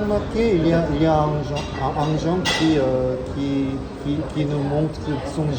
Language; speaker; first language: French; non-native, fluent; Korean